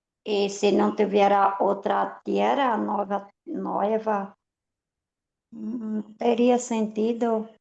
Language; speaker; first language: Spanish; non-native, fluent; Portuguese